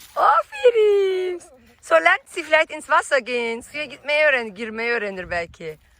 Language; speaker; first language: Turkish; early bilingual, heritage; Turkish